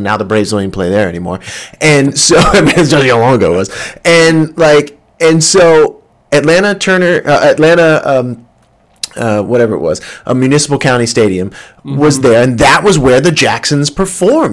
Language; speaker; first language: English; native; English